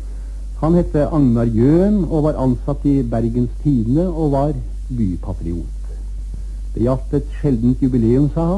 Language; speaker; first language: Norwegian; native; Norwegian